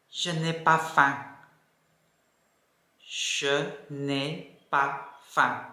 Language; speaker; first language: French; non-native, fluent; Thai